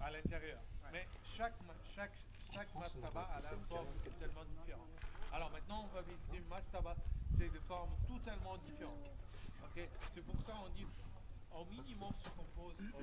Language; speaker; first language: French; non-native, fluent; Arabic